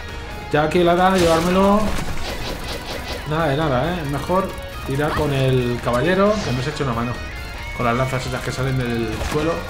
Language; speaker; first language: Spanish; native; Spanish